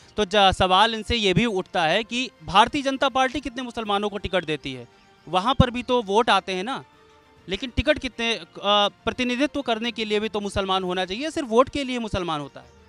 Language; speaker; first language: Hindi; native; Hindi